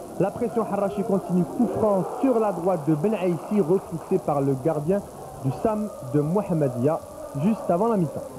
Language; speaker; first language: French; non-native, local second language; Arabic